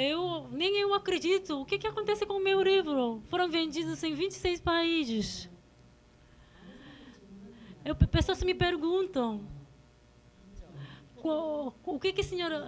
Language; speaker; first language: Portuguese; non-native, fluent; Korean